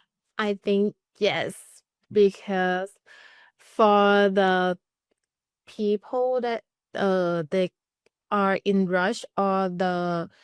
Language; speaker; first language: English; non-native, learner; Thai